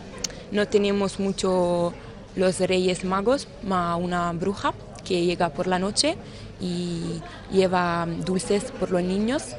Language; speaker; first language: Spanish; non-native, learner; Italian